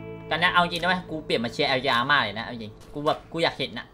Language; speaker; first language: Thai; native; Thai